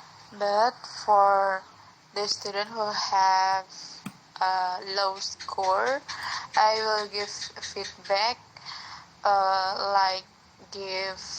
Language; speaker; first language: English; non-native, learner; Indonesian